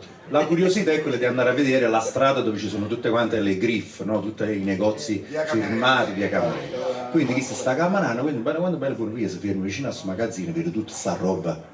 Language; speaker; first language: Italian; native; Italian